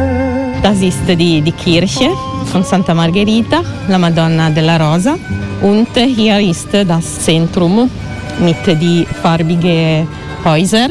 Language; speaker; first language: German; non-native, learner; Italian